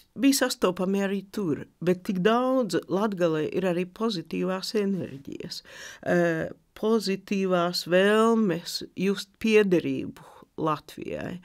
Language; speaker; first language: Latvian; native; Latvian